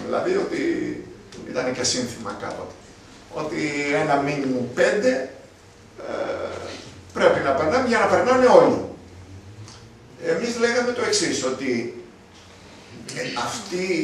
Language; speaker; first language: Greek; native; Greek